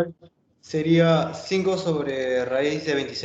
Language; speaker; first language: Spanish; native; Spanish